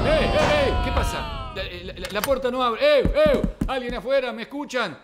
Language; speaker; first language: Spanish; native; Spanish